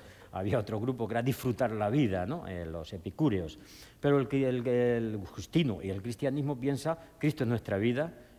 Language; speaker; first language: Spanish; native; Spanish